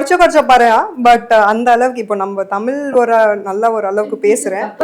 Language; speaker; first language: Tamil; non-native, fluent; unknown